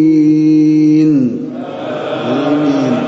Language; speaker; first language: Arabic; native; Arabic